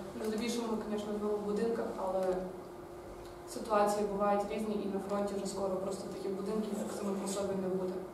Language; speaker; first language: Ukrainian; native; Ukrainian